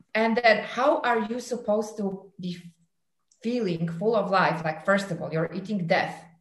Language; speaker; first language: English; non-native, fluent; Polish